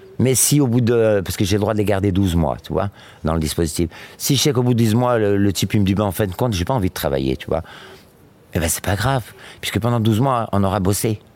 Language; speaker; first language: French; native; French